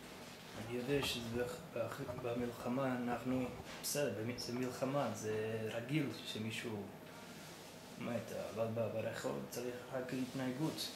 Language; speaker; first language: Hebrew; non-native, fluent; English